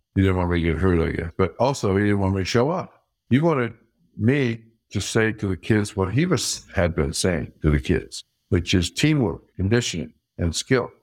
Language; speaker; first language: English; early bilingual, other home language; Dutch